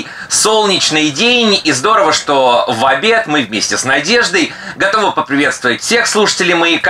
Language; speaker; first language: Russian; native; Russian